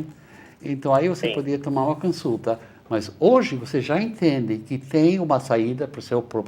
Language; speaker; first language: Portuguese; non-native, fluent; Spanish